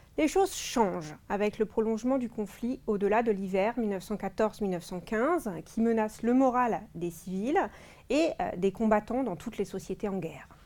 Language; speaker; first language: French; native; French